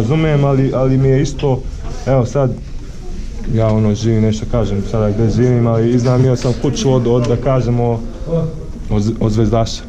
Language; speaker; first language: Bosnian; early bilingual, heritage; Croatian